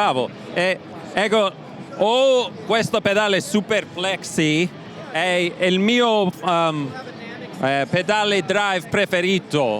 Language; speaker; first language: Italian; non-native, learner; English